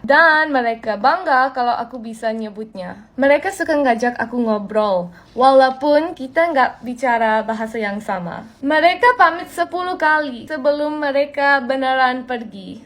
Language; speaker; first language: Indonesian; non-native, fluent; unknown